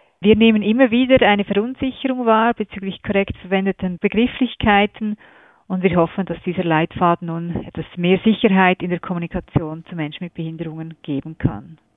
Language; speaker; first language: German; native; German